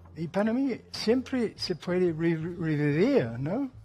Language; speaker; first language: Spanish; non-native, fluent; English